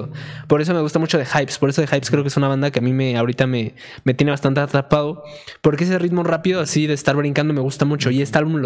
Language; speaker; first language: Spanish; native; Spanish